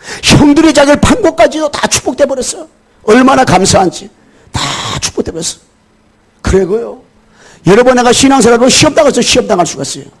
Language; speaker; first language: Korean; native; Korean